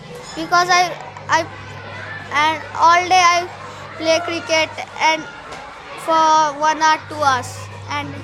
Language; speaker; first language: English; non-native, learner; Hindi